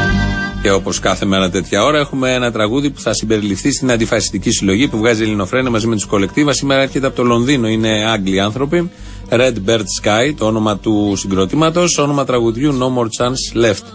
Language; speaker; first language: Greek; native; Greek